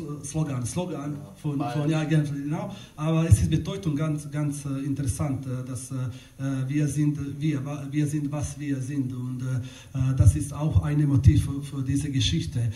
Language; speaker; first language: German; non-native, learner; Bosnian